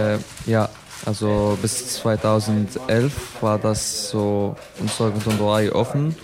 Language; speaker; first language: German; non-native, fluent; Arabic